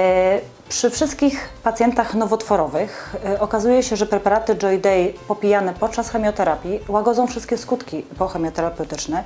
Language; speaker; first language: Polish; native; Polish